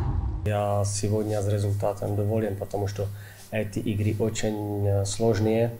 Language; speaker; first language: Russian; non-native, fluent; Czech